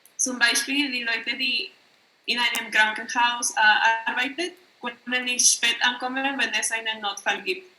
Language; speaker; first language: German; non-native, learner; Spanish